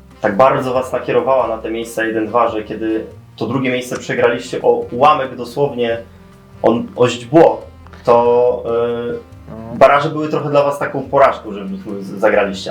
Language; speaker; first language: Polish; native; Polish